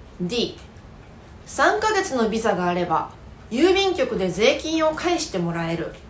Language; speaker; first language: Japanese; native; Japanese